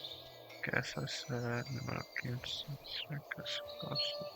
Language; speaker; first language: Spanish; non-native, learner; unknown